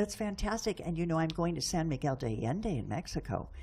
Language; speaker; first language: English; native; English